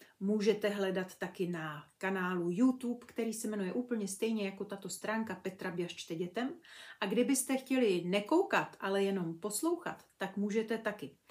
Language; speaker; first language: Czech; native; Czech